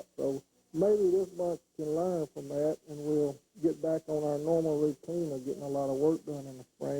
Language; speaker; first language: English; native; English